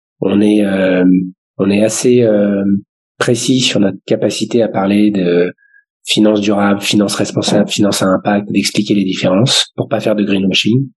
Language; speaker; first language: French; native; French